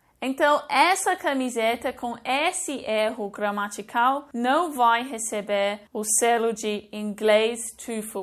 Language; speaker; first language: Portuguese; non-native, fluent; English